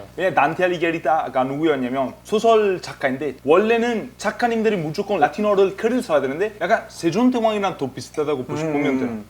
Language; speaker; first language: Korean; non-native, fluent; Venetian